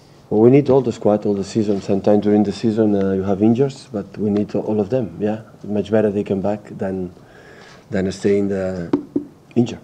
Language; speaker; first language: English; non-native, fluent; Catalan